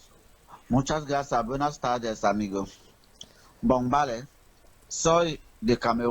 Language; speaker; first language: Spanish; non-native, learner; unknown